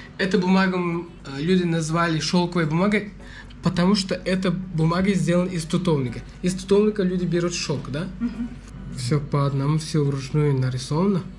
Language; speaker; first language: Russian; non-native, local second language; Uzbek